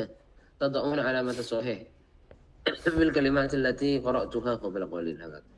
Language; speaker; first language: Arabic; non-native, fluent; Indonesian